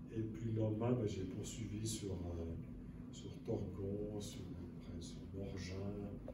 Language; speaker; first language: French; native; French